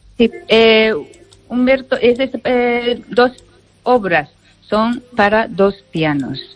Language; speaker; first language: Spanish; non-native, fluent; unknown